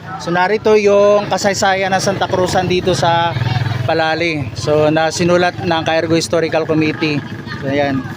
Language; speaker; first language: Filipino; non-native, local second language; Cebuano